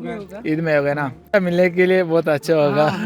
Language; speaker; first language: Hindi; non-native, local second language; Malayalam